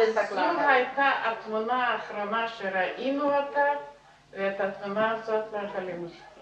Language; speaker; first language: Hebrew; non-native, fluent; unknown